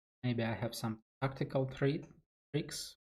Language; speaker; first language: English; non-native, fluent; Russian